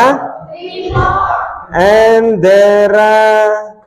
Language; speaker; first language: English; non-native, learner; Indonesian